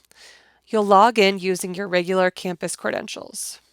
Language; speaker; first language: English; native; English